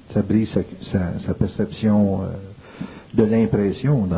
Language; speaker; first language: French; native; French